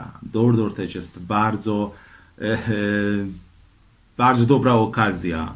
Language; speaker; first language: Polish; non-native, fluent; Persian